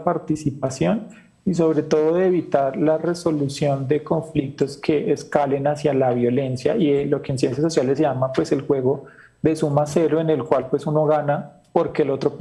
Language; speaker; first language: Spanish; native; Spanish